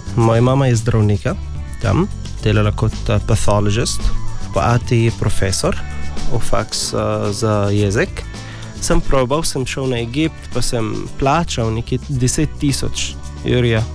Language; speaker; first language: Slovenian; non-native, learner; Arabic